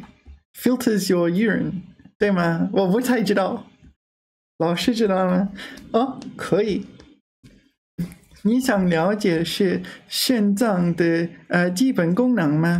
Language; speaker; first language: Chinese; non-native, learner; English